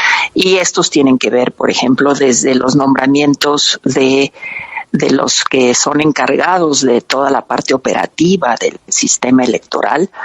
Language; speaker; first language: Spanish; native; Spanish